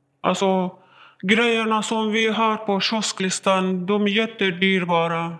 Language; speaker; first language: Swedish; non-native, learner; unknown